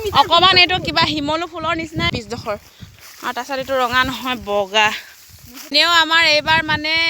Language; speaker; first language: Assamese; non-native, local second language; Mising